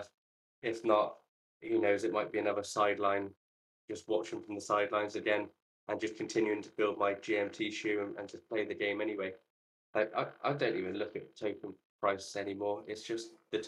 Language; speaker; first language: English; native; English